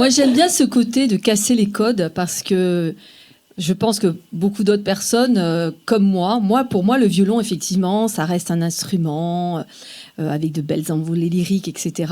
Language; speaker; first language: French; native; French